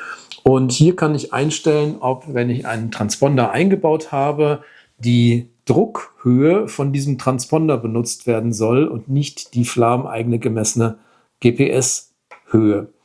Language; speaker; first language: German; native; German